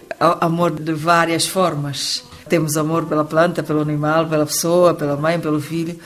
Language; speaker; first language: Portuguese; non-native, local second language; Upper Guinea Crioulo